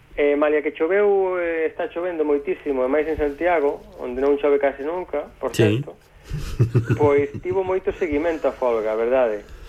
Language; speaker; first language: Galician; native; Galician